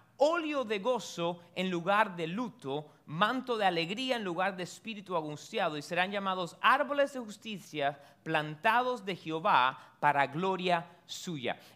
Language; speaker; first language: Spanish; early bilingual, heritage; Spanish